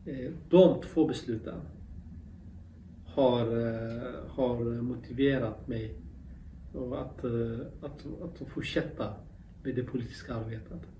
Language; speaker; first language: Swedish; non-native, local second language; Kurdish